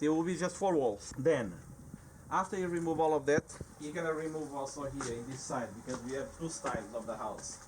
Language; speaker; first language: English; non-native, fluent; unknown